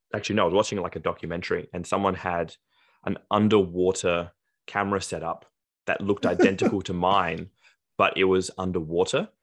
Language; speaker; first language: English; native; English